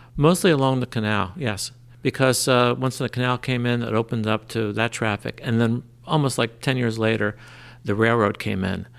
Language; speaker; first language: English; native; English